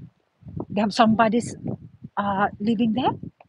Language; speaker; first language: English; non-native, learner; Filipino